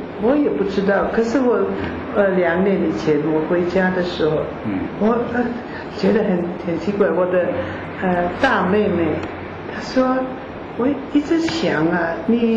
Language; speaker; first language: Chinese; non-native, fluent; German